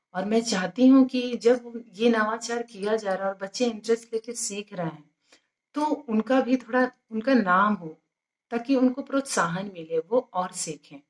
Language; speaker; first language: Hindi; native; Hindi